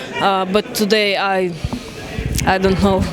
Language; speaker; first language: English; non-native, learner; Slovenian